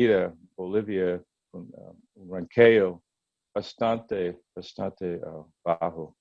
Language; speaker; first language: Spanish; non-native, learner; English